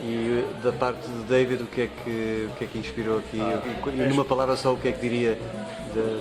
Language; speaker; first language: Portuguese; native; Portuguese